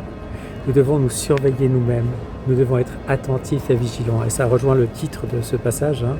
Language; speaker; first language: French; native; French